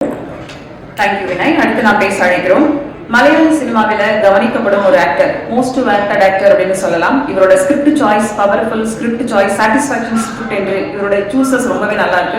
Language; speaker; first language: Tamil; native; Tamil